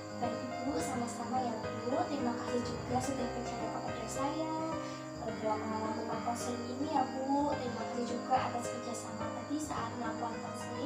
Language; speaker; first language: Indonesian; native; Indonesian